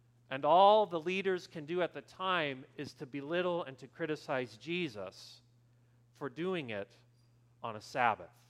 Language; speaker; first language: English; native; English